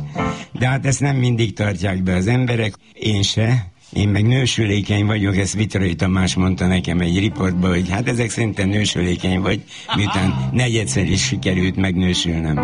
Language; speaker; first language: Hungarian; native; Hungarian